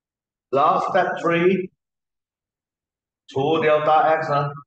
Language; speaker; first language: Chinese; native; Chinese